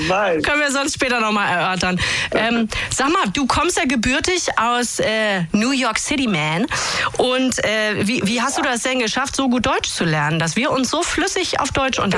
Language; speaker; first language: German; native; German